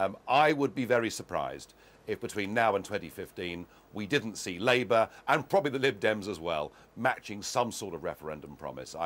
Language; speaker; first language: English; native; English